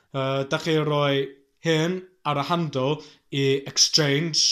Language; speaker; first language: Welsh; non-native, learner; English